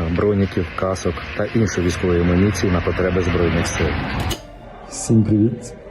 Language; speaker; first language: Ukrainian; non-native, fluent; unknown